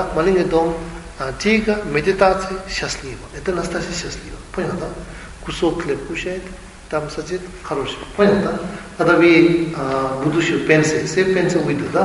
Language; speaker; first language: Russian; non-native, learner; Tibetan